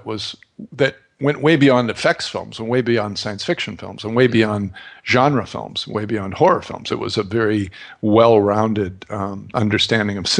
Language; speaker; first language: English; native; English